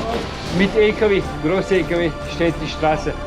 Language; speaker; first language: German; non-native, learner; Turkish